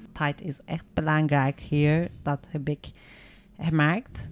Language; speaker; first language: Dutch; non-native, learner; Turkish